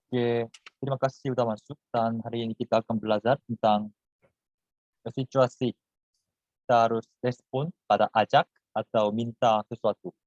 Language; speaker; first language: Indonesian; non-native, fluent; Korean